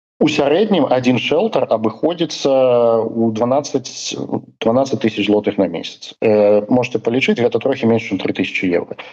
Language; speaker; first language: Belarusian; non-native, local second language; Russian